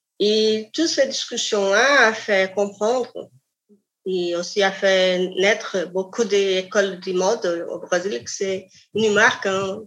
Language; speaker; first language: French; non-native, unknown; Portuguese